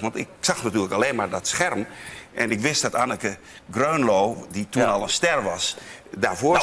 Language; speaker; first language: Dutch; native; Dutch